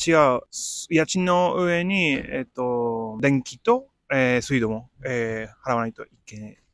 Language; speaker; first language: Japanese; non-native, fluent; Spanish